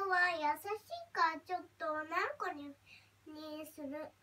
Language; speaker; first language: Japanese; early bilingual, other home language; Nepali